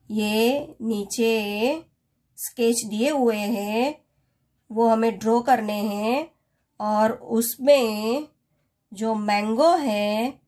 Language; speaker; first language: Hindi; non-native, local second language; Gujarati